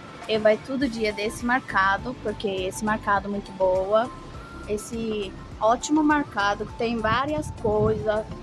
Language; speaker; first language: Portuguese; non-native, learner; Persian